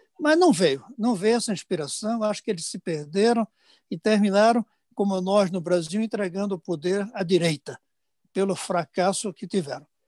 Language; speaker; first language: Portuguese; native; Portuguese